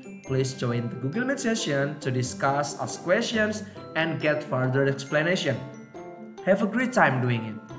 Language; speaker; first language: English; non-native, fluent; Indonesian